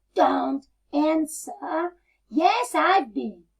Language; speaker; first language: English; non-native, fluent; Italian